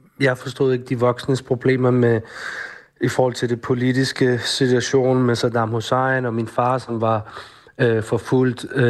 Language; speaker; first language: Danish; early bilingual, other home language; Arabic